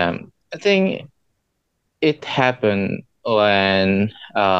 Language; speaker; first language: English; non-native, learner; Indonesian